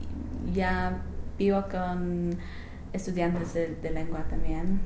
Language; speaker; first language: Spanish; non-native, learner; English